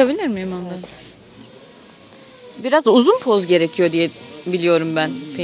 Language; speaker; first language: Turkish; native; Turkish